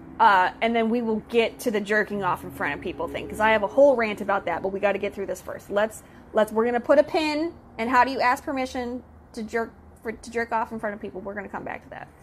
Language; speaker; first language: English; native; English